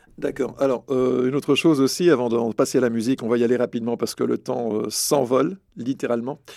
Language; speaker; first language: French; native; French